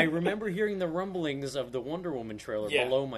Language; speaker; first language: English; native; English